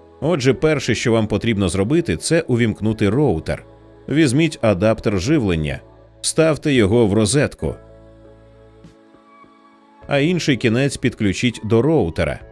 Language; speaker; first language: Ukrainian; native; Ukrainian